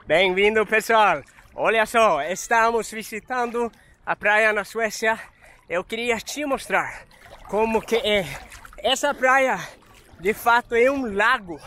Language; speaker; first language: Portuguese; non-native, fluent; Swedish